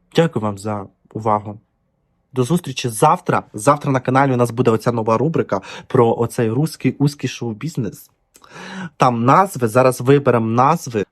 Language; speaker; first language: Ukrainian; non-native, local second language; Russian